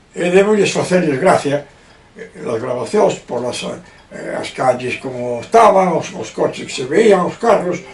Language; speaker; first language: Galician; non-native, local second language; Spanish